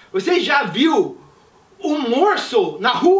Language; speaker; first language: Portuguese; non-native, fluent; English